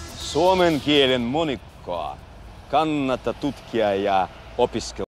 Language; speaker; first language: Finnish; non-native, fluent; Russian